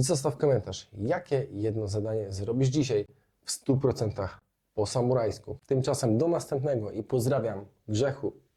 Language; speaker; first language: Polish; native; Polish